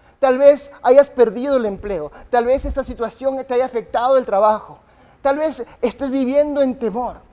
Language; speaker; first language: Spanish; early bilingual, other home language; English